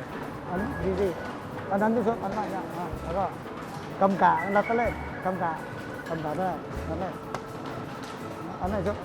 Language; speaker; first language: Vietnamese; native; Vietnamese